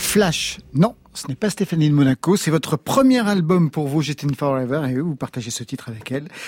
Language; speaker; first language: French; native; French